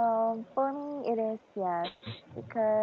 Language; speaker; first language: English; non-native, learner; Korean